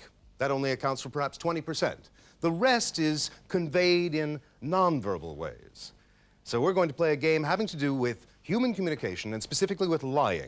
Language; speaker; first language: English; native; English